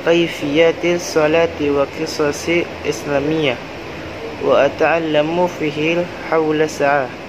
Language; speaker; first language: Arabic; non-native, learner; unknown